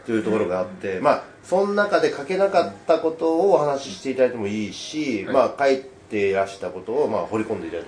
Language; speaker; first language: Japanese; native; Japanese